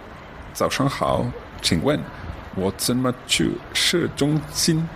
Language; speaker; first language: Chinese; non-native, learner; English